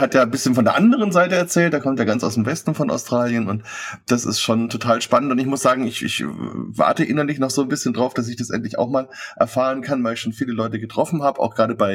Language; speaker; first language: German; native; German